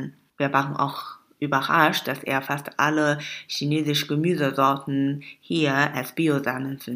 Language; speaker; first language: German; non-native, fluent; Chinese